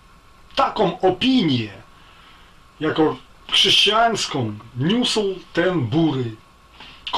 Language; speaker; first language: Polish; non-native, fluent; Ukrainian